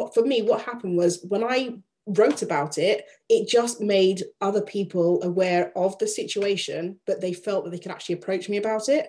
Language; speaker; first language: English; native; English